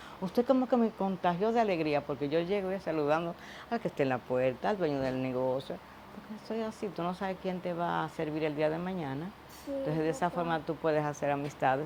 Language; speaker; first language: Spanish; native; Spanish